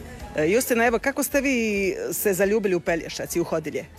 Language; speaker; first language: Serbian; native; Serbian